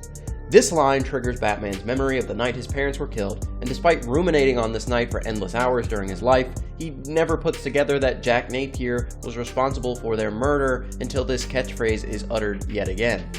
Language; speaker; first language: English; native; English